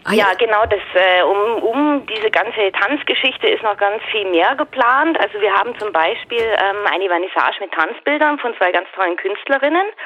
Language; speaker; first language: German; native; German